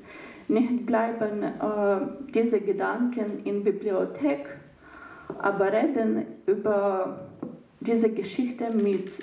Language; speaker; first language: German; non-native, learner; Ukrainian